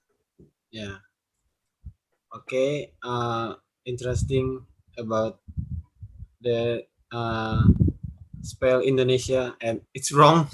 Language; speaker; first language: English; non-native, learner; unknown